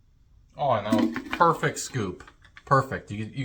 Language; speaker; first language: English; native; English